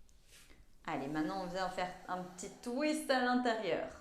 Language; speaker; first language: French; native; French